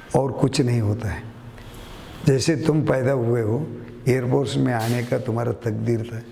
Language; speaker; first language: Hindi; non-native, local second language; Kannada